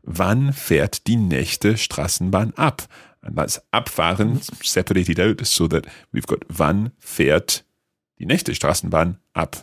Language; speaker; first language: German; non-native, learner; English